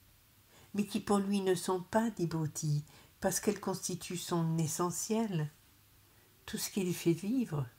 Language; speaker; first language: French; native; French